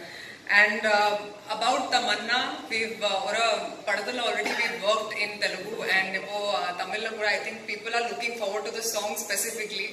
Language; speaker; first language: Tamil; non-native, local second language; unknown